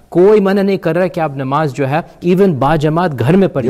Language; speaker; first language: Urdu; early bilingual, heritage; Urdu